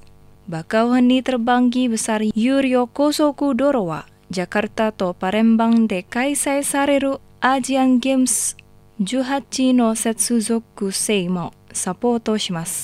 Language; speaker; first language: Japanese; non-native, fluent; Indonesian